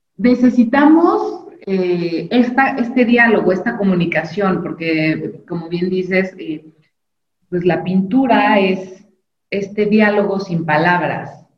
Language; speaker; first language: Spanish; native; Spanish